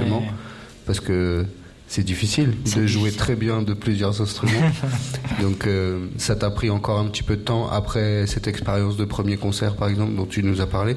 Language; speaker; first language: French; native; French